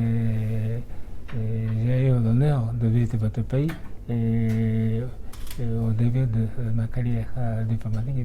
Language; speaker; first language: French; non-native, fluent; Japanese